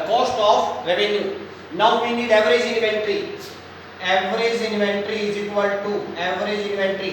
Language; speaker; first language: English; non-native, local second language; Hindi